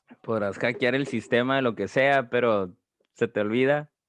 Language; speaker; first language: Spanish; native; Spanish